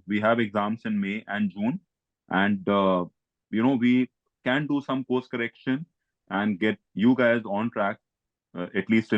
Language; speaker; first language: English; non-native, local second language; Hindi